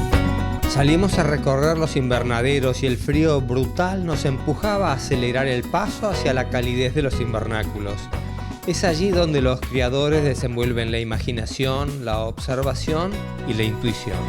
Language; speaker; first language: Spanish; native; Spanish